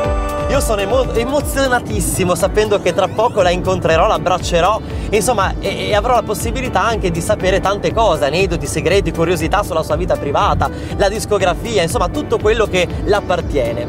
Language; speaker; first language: Italian; native; Italian